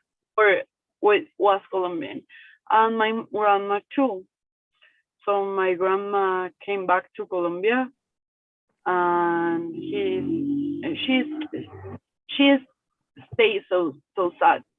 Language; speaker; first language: English; non-native, learner; Spanish